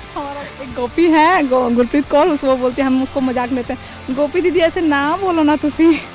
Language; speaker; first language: Hindi; non-native, local second language; Odia